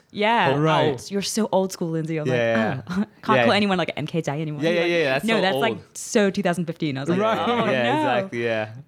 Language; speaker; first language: English; early bilingual, other home language; Arabic